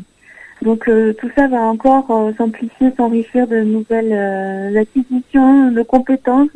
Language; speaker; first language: French; native; French